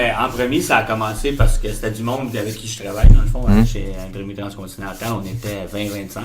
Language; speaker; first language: French; native; French